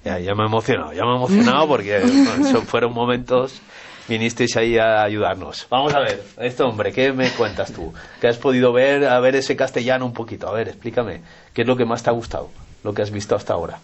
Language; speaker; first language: Spanish; native; Spanish